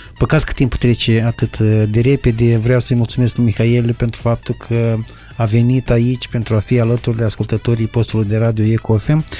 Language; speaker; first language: Romanian; native; Romanian